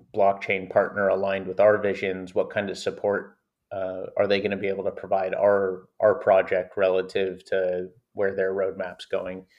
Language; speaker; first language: English; native; English